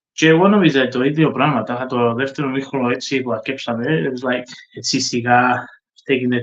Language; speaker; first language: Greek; early bilingual, heritage; Greek